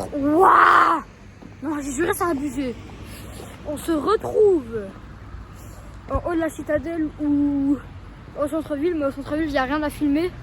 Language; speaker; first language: French; native; French